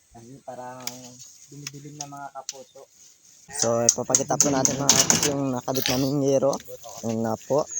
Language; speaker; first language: Filipino; non-native, local second language; Cebuano